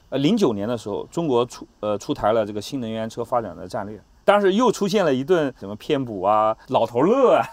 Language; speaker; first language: Chinese; native; Chinese